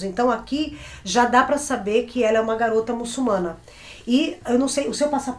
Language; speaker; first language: Portuguese; native; Portuguese